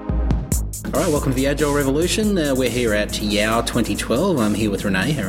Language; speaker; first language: English; native; English